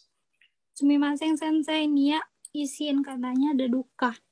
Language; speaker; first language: Indonesian; native; Indonesian